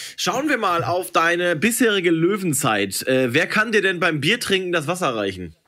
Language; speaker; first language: German; native; German